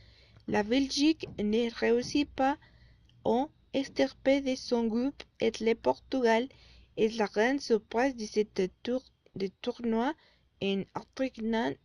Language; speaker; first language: French; non-native, learner; Spanish